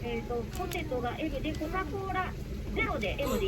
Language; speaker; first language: Japanese; native; Japanese